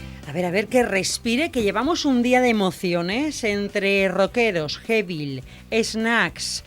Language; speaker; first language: Spanish; native; Spanish